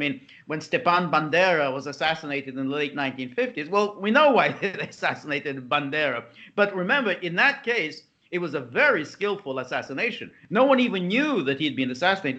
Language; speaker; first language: English; native; English